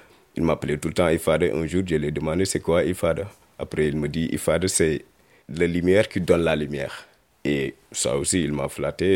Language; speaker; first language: French; non-native, local second language; Wolof